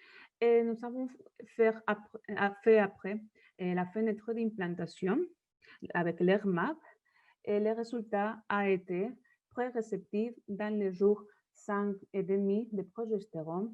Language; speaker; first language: French; non-native, learner; Spanish